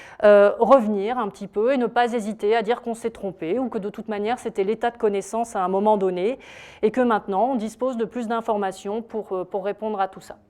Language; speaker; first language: French; native; French